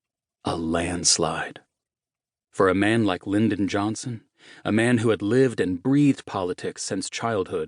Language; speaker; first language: English; native; English